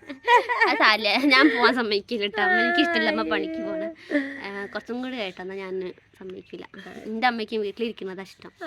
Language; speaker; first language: Malayalam; early bilingual, other home language; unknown